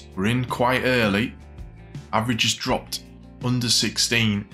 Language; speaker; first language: English; native; English